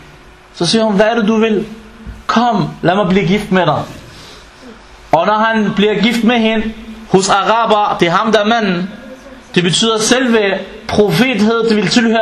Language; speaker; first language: Danish; non-native, fluent; Arabic